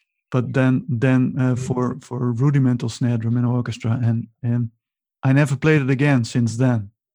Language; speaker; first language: English; non-native, fluent; Dutch